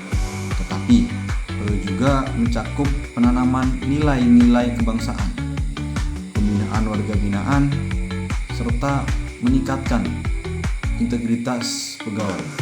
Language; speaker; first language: Indonesian; native; Indonesian